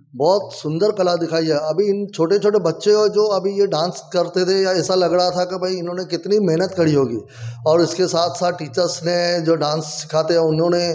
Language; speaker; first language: Hindi; non-native, local second language; Sindhi